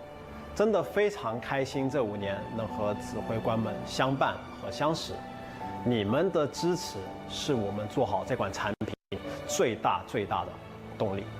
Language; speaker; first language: Chinese; native; Chinese